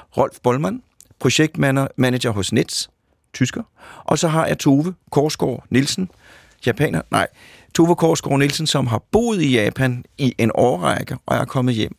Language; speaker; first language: Danish; native; Danish